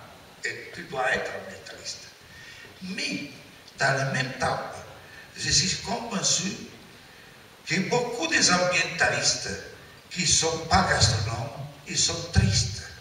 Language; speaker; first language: French; non-native, learner; Italian